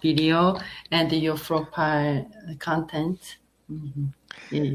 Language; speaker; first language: English; non-native, learner; Korean